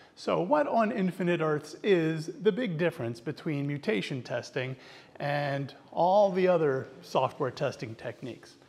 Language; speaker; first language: English; native; English